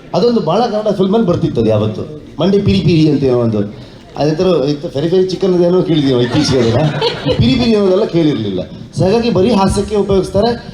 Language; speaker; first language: Kannada; native; Kannada